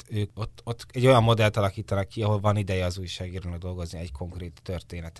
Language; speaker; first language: Hungarian; native; Hungarian